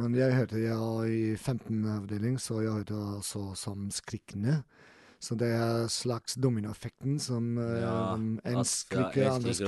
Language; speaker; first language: Norwegian; non-native, learner; German